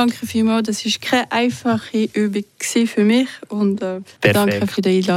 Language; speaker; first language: German; non-native, local second language; French